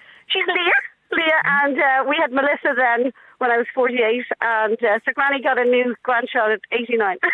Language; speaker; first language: English; native; English